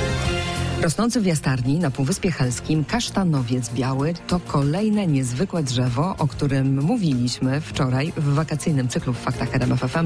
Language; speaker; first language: Polish; native; Polish